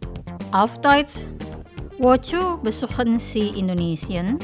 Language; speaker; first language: German; non-native, fluent; Indonesian